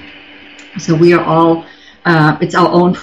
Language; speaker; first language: English; non-native, fluent; German